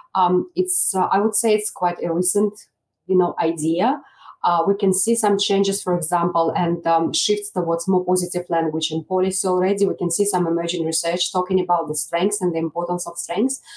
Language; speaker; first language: English; non-native, fluent; Russian